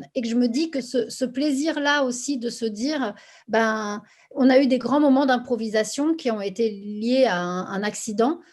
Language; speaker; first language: French; native; French